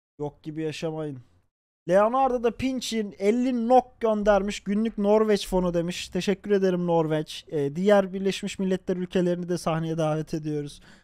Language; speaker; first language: Turkish; native; Turkish